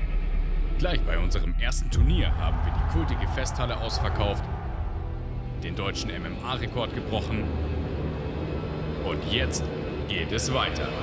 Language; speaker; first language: German; native; German